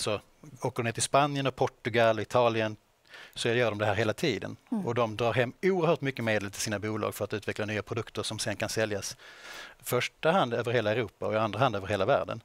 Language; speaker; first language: Swedish; native; Swedish